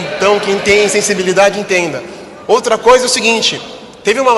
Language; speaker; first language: Portuguese; native; Portuguese